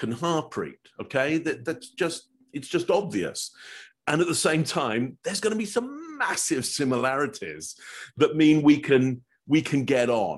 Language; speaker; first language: English; native; English